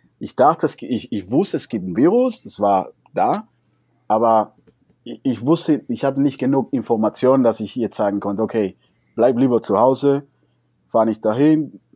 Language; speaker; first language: German; non-native, fluent; Spanish